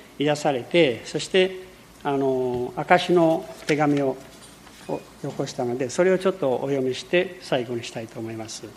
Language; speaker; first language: Japanese; early bilingual, heritage; Portuguese